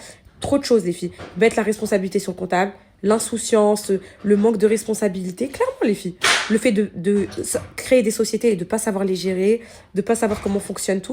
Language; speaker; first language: French; native; French